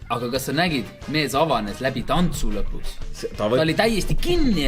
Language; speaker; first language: Estonian; native; Estonian